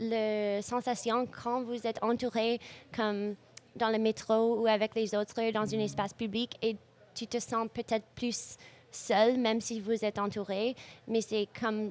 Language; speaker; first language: French; non-native, local second language; English